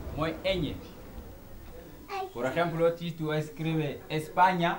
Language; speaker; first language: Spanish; non-native, learner; Wolof